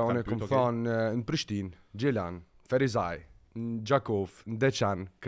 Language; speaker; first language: Albanian; non-native, learner; Arabic